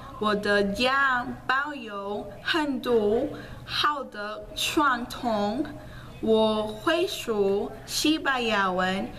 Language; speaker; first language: Chinese; non-native, learner; Spanish